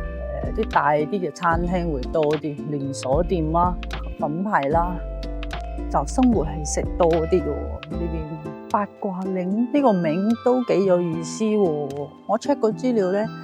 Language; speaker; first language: Chinese; non-native, local second language; Hakka Chinese